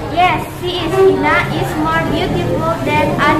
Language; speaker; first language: English; non-native, learner; Indonesian